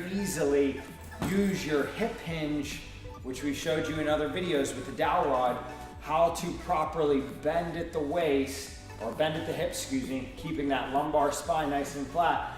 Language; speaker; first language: English; native; English